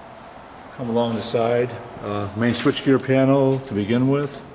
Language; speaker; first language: English; native; English